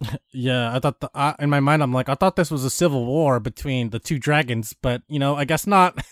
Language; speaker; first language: English; native; English